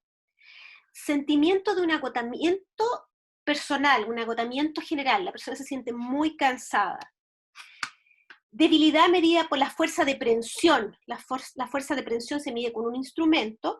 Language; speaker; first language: Spanish; native; Spanish